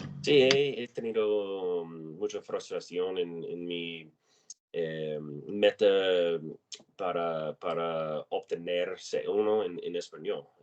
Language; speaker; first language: Spanish; non-native, learner; English